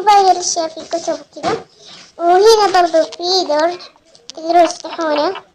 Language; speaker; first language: Arabic; native; Arabic